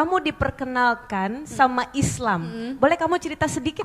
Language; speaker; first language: Indonesian; native; Indonesian